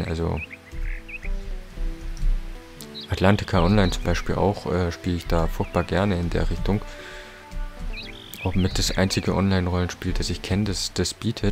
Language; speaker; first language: German; native; German